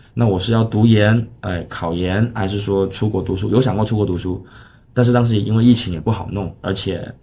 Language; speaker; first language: Chinese; non-native, local second language; Cantonese